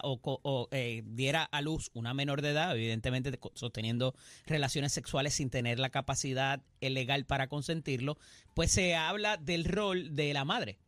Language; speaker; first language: Spanish; native; Spanish